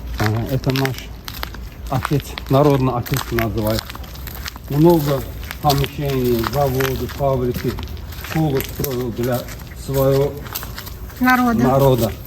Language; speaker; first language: Russian; non-native, local second language; Azerbaijani